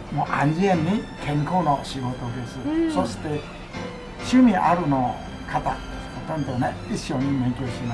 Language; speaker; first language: Japanese; non-native, learner; Chinese